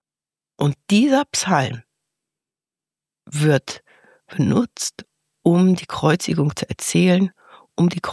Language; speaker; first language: German; native; German